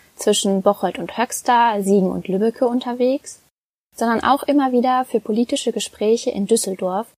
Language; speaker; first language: German; native; German